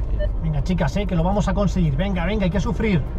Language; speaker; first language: Spanish; native; Spanish